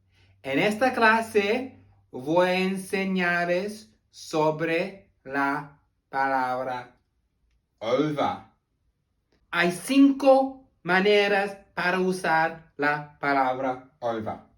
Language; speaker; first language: Spanish; non-native, learner; English